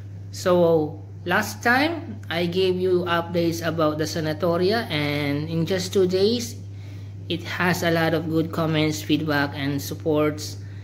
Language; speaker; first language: English; non-native, local second language; Filipino